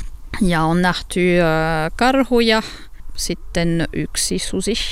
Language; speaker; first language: Finnish; non-native, learner; French